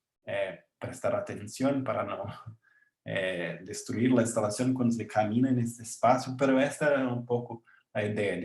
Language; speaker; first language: Spanish; non-native, learner; Portuguese